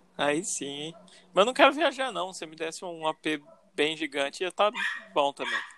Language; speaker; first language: Portuguese; native; Portuguese